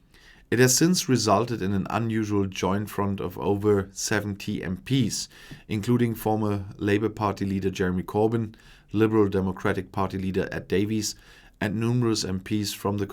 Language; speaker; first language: English; non-native, fluent; German